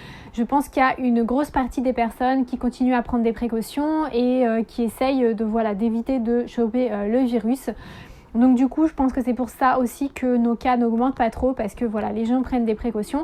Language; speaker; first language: French; native; French